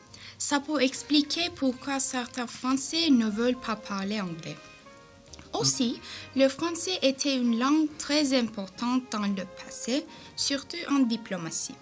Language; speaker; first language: French; non-native, learner; Turkish